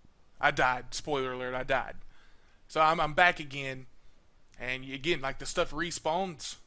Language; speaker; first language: English; native; English